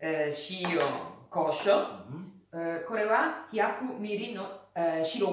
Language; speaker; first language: Japanese; non-native, learner; Italian